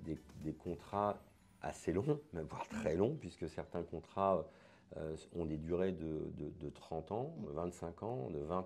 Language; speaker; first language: French; native; French